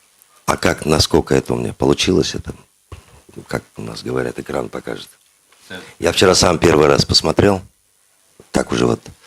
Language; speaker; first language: Russian; non-native, local second language; Uzbek